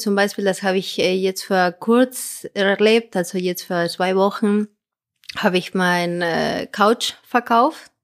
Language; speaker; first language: German; non-native, fluent; Spanish